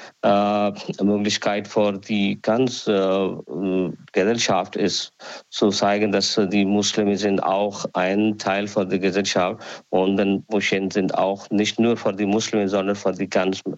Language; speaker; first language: German; non-native, learner; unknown